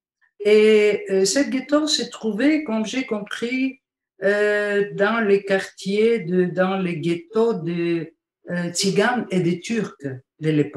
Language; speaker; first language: French; non-native, fluent; Bulgarian